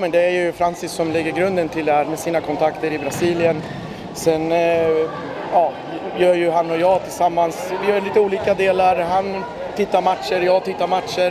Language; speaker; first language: Swedish; native; Swedish